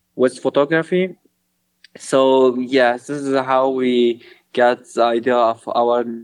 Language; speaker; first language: English; non-native, learner; Arabic